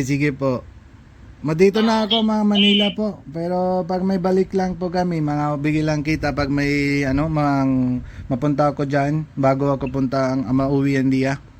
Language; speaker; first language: Filipino; non-native, learner; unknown